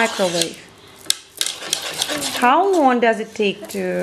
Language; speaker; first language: English; non-native, fluent; Russian